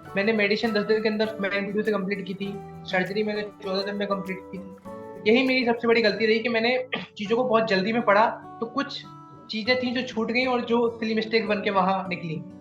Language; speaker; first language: Hindi; native; Hindi